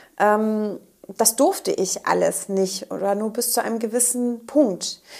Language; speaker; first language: German; native; German